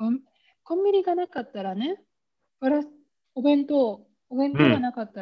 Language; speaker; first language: Japanese; non-native, learner; German